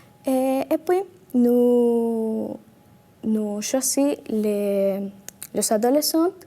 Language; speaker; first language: French; non-native, learner; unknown